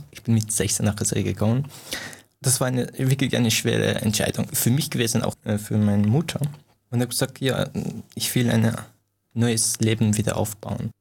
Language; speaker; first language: German; non-native, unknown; Persian